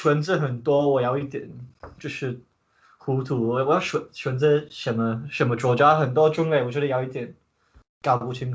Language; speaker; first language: Chinese; non-native, learner; English